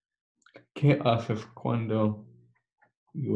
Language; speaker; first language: Spanish; non-native, learner; English